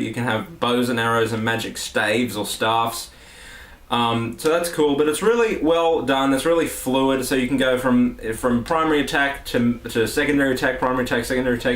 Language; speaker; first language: English; native; English